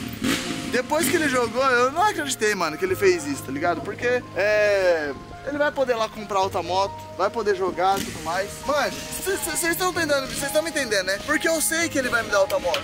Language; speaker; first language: Portuguese; native; Portuguese